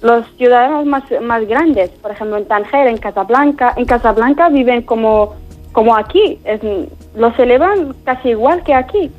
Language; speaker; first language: Spanish; non-native, fluent; Arabic